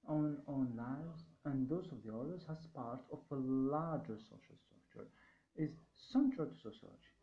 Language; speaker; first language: English; non-native, fluent; Arabic